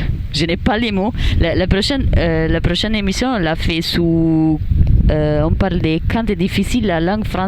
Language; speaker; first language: French; non-native, learner; Italian